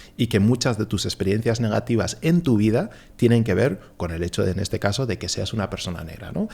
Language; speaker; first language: Spanish; early bilingual, other home language; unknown